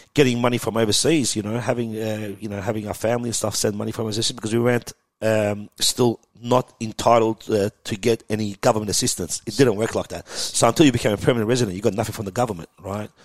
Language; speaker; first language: English; early bilingual, other home language; Persian